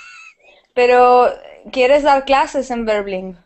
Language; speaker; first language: Spanish; native; Spanish